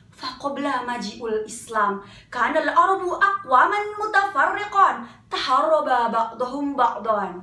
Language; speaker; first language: Arabic; non-native, learner; Indonesian